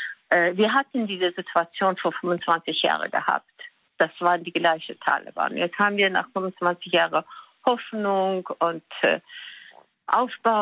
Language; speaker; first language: German; non-native, fluent; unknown